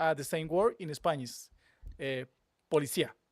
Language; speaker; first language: English; non-native, learner; Spanish